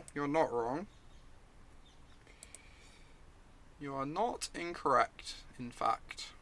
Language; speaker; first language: English; native; English